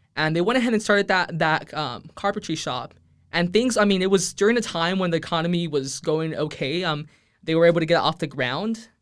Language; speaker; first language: English; early bilingual, other home language; Spanish